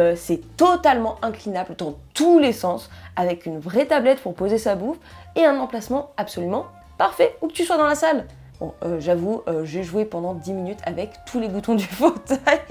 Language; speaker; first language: French; native; French